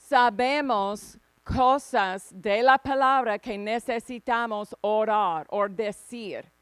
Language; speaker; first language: Spanish; non-native, fluent; English